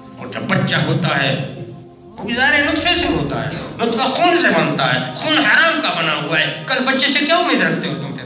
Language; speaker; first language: Urdu; non-native, local second language; Pashto